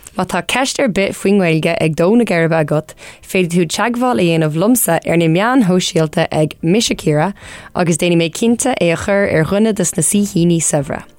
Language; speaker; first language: Irish; non-native, local second language; English